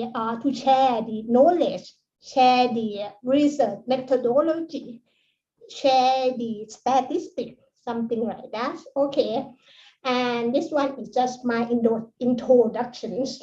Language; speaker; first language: English; non-native, learner; Thai